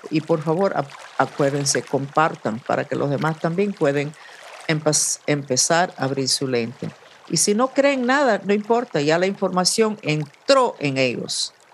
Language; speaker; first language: Spanish; non-native, fluent; English